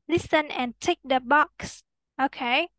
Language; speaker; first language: English; non-native, learner; Vietnamese